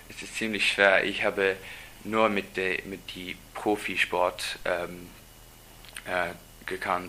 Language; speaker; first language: German; non-native, learner; English